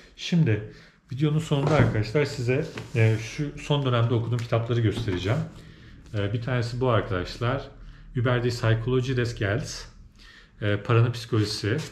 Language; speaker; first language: Turkish; native; Turkish